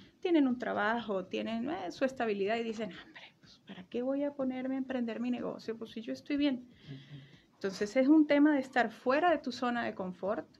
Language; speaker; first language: Spanish; native; Spanish